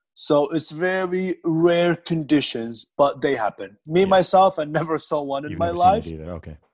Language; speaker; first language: English; non-native, fluent; Arabic